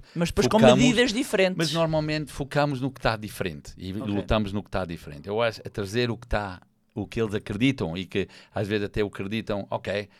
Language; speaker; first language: Portuguese; non-native, fluent; English